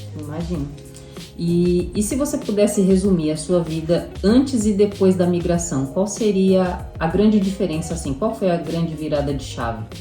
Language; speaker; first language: Portuguese; native; Portuguese